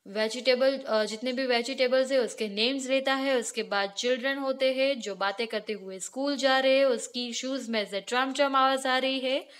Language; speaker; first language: Hindi; non-native, local second language; Gujarati